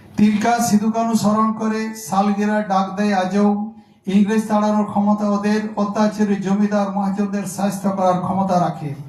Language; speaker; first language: Bangla; non-native, local second language; Santali